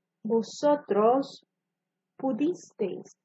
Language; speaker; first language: Spanish; non-native, fluent; English